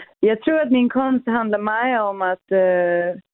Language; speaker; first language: Swedish; early bilingual, other home language; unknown